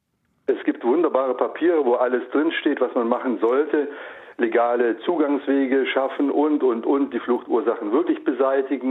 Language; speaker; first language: German; native; German